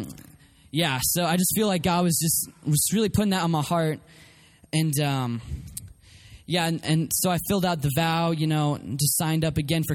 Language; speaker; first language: English; native; English